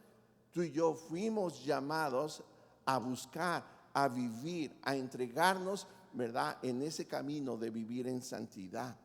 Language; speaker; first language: Spanish; native; Spanish